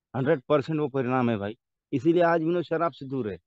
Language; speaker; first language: Hindi; non-native, local second language; Marathi